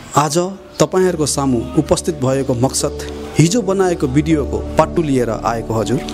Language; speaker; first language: Nepali; early bilingual, heritage; Nepali